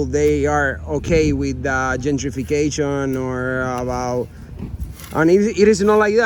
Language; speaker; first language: English; non-native, learner; Spanish